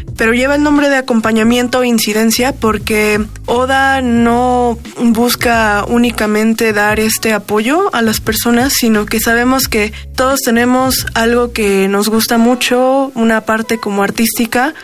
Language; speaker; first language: Spanish; native; Spanish